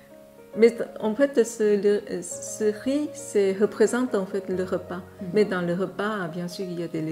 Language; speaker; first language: French; non-native, fluent; Korean